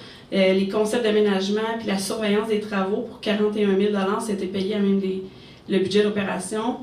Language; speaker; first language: French; native; French